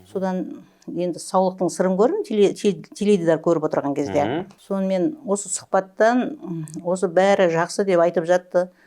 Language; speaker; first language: Kazakh; native; Kazakh